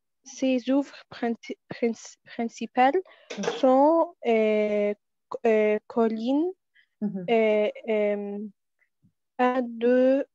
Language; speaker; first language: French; non-native, learner; Arabic